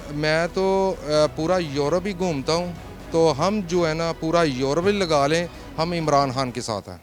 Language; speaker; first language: Urdu; non-native, local second language; Punjabi